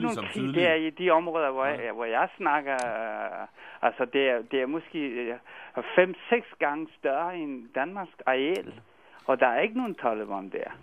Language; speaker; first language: Danish; non-native, fluent; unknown